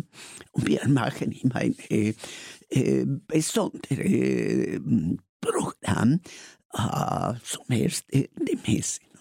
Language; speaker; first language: German; non-native, learner; Spanish